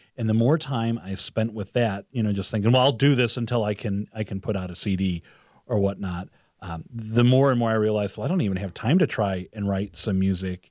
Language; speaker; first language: English; native; English